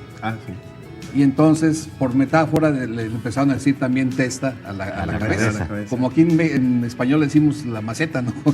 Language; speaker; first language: Spanish; native; Spanish